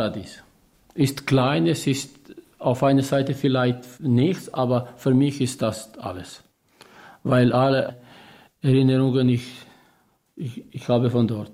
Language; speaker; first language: German; non-native, learner; Albanian